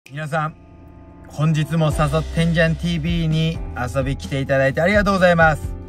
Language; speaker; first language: Japanese; native; Japanese